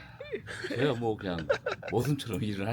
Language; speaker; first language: Korean; native; Korean